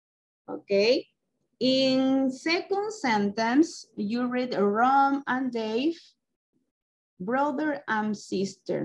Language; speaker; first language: English; non-native, local second language; Spanish